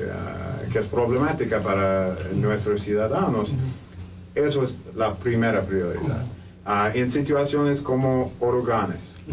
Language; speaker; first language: Spanish; non-native, fluent; English